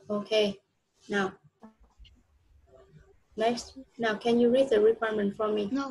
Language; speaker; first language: English; non-native, fluent; Vietnamese